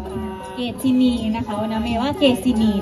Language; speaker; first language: Japanese; non-native, learner; Thai